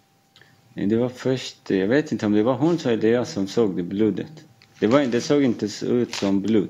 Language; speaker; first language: Swedish; non-native, fluent; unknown